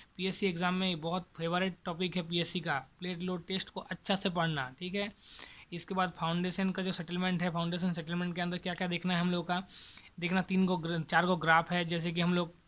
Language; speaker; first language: Hindi; non-native, local second language; Bangla